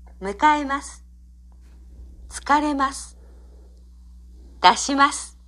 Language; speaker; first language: Japanese; non-native, learner; Indonesian